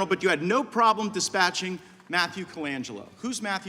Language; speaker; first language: English; native; English